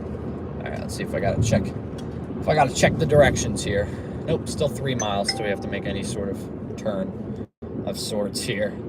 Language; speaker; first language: English; native; English